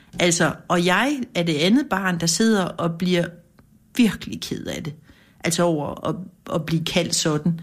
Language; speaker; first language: Danish; native; Danish